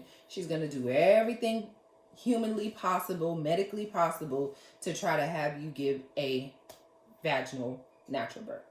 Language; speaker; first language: English; native; English